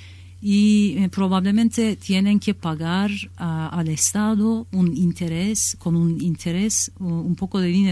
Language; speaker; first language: Spanish; non-native, learner; Kurdish